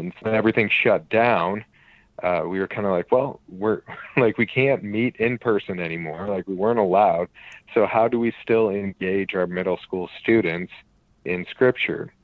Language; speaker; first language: English; native; English